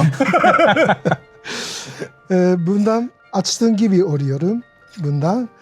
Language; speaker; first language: Turkish; non-native, learner; Japanese